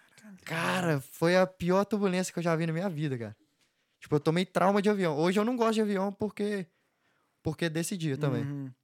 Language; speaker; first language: Portuguese; native; Portuguese